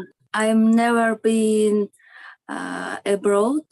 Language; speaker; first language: English; non-native, learner; Kyrgyz